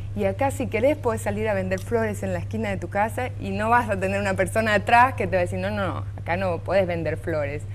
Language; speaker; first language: Spanish; non-native, local second language; German